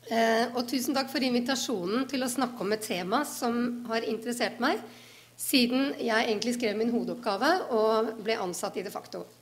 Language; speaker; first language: Norwegian; native; Norwegian